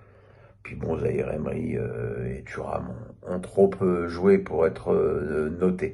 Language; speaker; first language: French; native; French